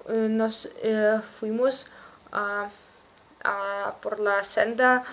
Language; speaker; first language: Spanish; non-native, learner; Russian